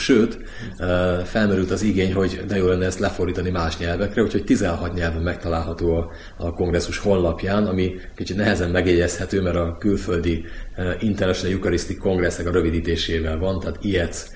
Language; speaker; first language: Hungarian; native; Hungarian